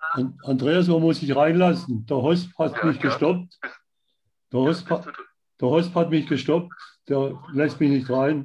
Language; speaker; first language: German; native; German